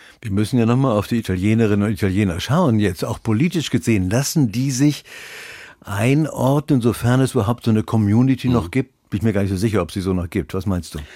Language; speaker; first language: German; native; German